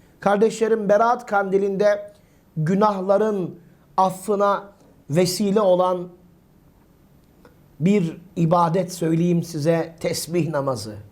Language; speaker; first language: Turkish; native; Turkish